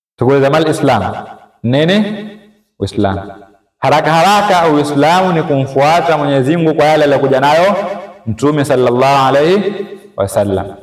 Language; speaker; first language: Swahili; native; Swahili